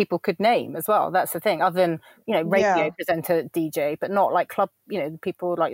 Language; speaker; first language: English; native; English